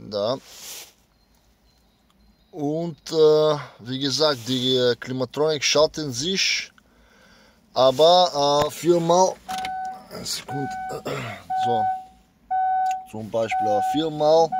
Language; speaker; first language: German; non-native, fluent; Bulgarian